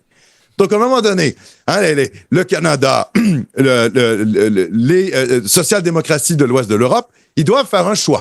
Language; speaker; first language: French; native; French